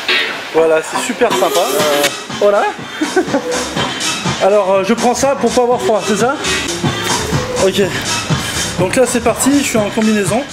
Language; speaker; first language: French; native; French